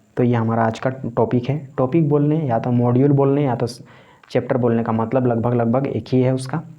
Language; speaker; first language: Hindi; native; Hindi